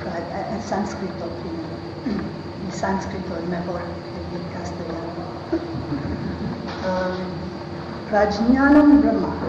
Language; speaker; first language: Spanish; non-native, learner; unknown